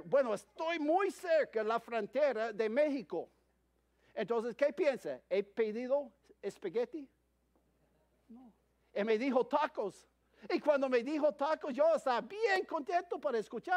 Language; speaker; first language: Spanish; non-native, fluent; English